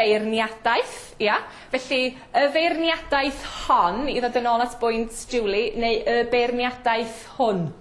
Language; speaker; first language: Welsh; native; Welsh